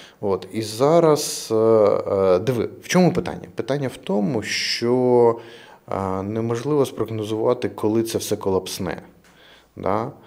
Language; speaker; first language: Ukrainian; non-native, local second language; Russian